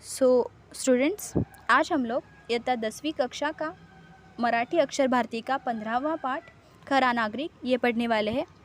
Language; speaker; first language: Hindi; non-native, local second language; Marathi